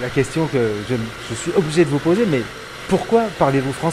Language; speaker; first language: French; native; French